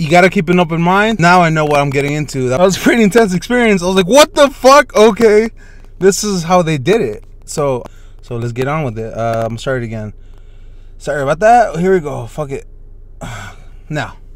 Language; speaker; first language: English; early bilingual, other home language; Spanish